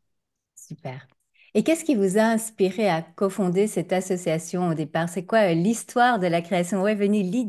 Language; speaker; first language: French; native; French